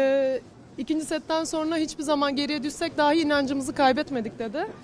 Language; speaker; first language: Turkish; native; Turkish